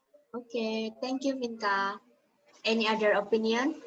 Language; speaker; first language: English; non-native, learner; Indonesian